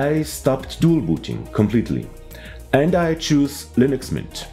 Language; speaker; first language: English; non-native, fluent; German